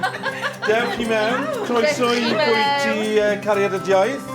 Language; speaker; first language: Welsh; non-native, learner; English